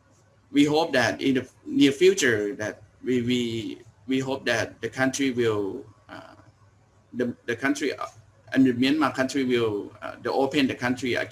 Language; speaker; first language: English; non-native, learner; Thai